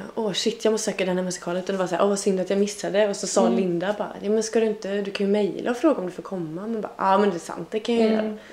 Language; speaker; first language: Swedish; native; Swedish